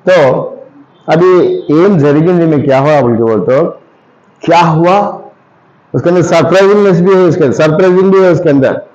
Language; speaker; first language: Hindi; non-native, local second language; Telugu